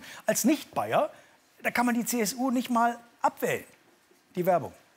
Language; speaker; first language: German; native; German